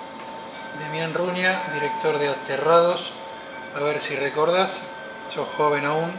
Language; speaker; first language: Spanish; native; Spanish